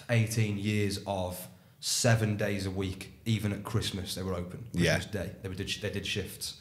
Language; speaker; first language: English; native; English